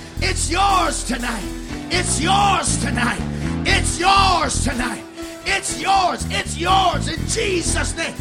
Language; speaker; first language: English; native; English